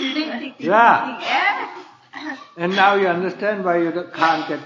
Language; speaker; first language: English; non-native, fluent; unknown